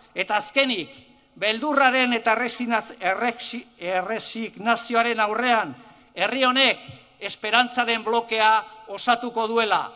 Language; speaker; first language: Basque; native; Basque